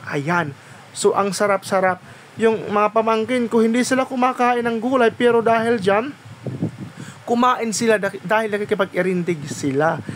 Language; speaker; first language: Filipino; non-native, local second language; Waray